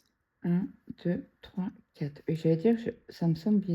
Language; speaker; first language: French; native; French